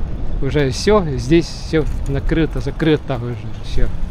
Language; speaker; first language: Russian; non-native, local second language; Estonian